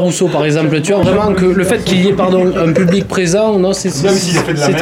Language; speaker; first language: French; native; French